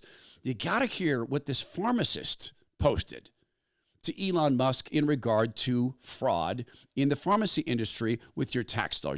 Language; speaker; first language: English; native; English